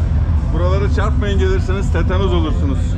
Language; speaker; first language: Turkish; native; Turkish